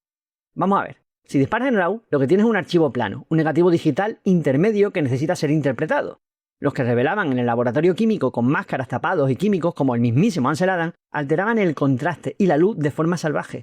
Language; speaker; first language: Spanish; native; Spanish